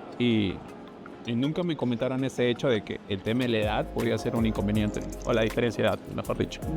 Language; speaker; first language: Spanish; native; Spanish